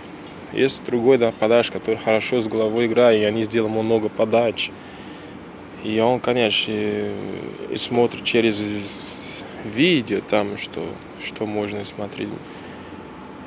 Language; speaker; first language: Russian; non-native, learner; Portuguese